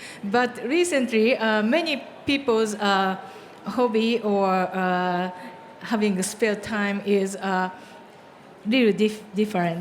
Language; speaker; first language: English; non-native, learner; Japanese